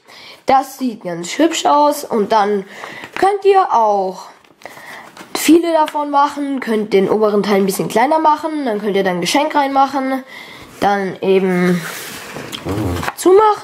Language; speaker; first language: German; native; German